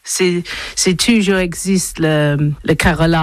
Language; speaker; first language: French; non-native, learner; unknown